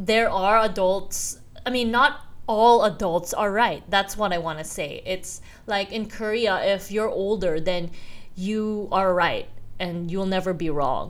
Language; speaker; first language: English; non-native, local second language; Korean